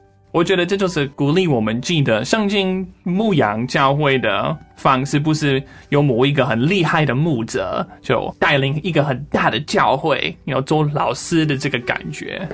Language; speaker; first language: Chinese; non-native, fluent; English